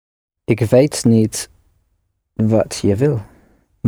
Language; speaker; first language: Dutch; non-native, learner; English